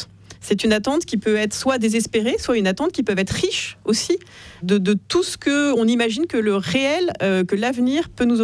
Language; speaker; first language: French; native; French